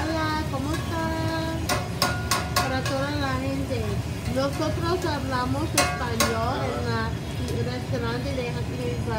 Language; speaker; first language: Spanish; non-native, learner; English